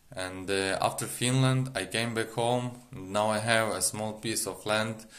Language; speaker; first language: English; non-native, learner; Ukrainian